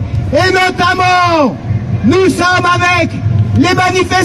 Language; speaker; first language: French; native; French